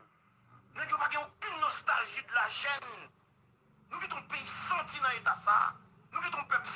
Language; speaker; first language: Haitian Creole; native; Haitian Creole